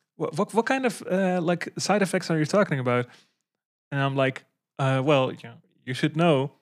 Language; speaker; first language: English; non-native, fluent; Dutch